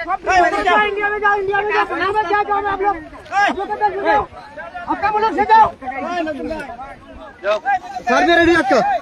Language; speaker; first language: Hindi; non-native, learner; Bangla